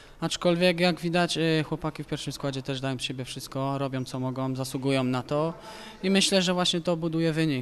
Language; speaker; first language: Polish; native; Polish